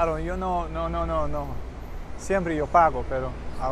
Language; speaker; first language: Spanish; non-native, learner; English